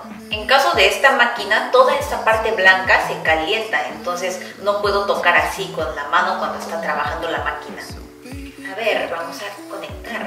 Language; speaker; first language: Spanish; non-native, fluent; Korean